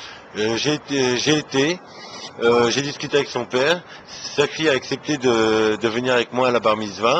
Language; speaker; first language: French; non-native, fluent; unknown